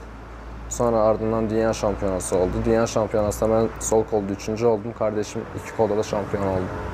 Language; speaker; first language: Turkish; native; Turkish